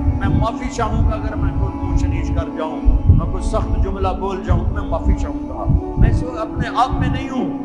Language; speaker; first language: Urdu; non-native, local second language; Punjabi